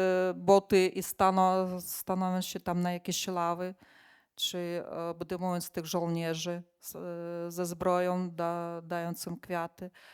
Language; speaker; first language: Polish; non-native, fluent; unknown